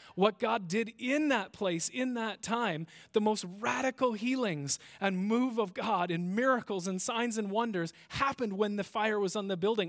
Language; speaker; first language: English; native; English